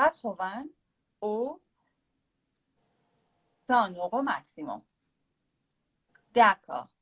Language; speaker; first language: French; non-native, learner; Persian